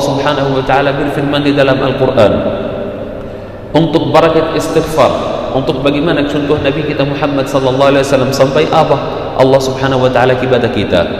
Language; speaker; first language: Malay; non-native, fluent; Arabic